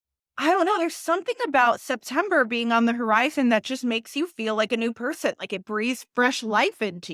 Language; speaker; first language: English; native; English